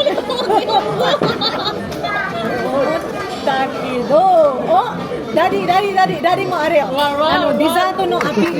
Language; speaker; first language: Japanese; non-native, fluent; Filipino